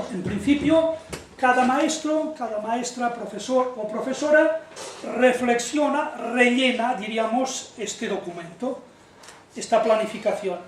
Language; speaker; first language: Spanish; native; Spanish